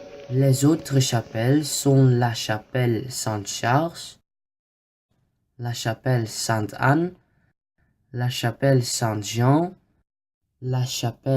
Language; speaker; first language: French; non-native, learner; Dutch